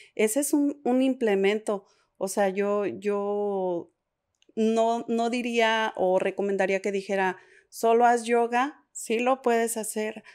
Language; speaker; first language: Spanish; native; Spanish